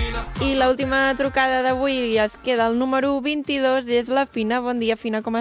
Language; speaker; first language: Catalan; native; Catalan